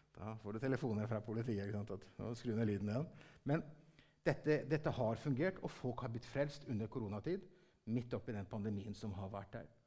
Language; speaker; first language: Norwegian; early bilingual, heritage; Norwegian